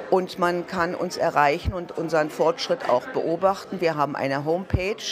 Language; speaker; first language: German; native; German